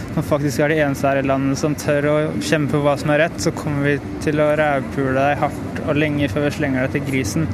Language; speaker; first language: Norwegian; native; Norwegian